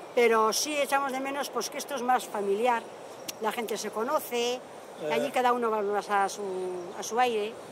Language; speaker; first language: Spanish; native; Spanish